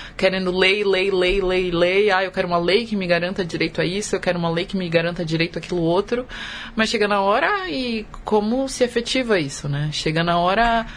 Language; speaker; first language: Portuguese; native; Portuguese